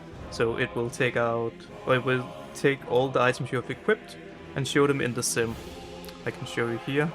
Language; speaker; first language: English; non-native, fluent; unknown